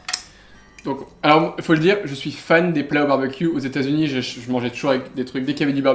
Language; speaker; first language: French; native; French